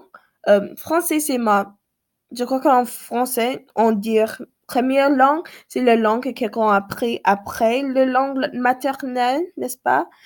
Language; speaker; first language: French; non-native, learner; English